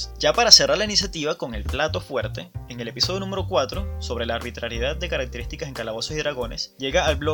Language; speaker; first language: Spanish; native; Spanish